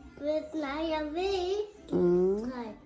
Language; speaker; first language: Danish; early bilingual, other home language; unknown